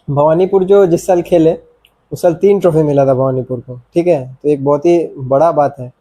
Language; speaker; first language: Hindi; non-native, local second language; Bangla